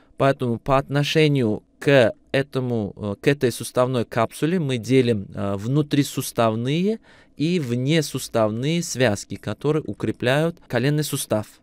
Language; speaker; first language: Russian; non-native, local second language; Uzbek